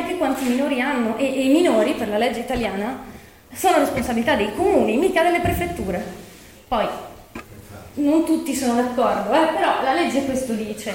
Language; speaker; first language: Italian; native; Italian